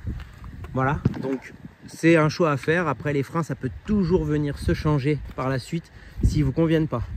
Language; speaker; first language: French; native; French